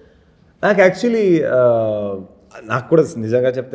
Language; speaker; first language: Telugu; non-native, learner; Kannada